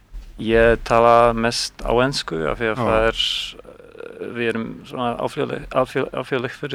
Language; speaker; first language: Icelandic; non-native, learner; Polish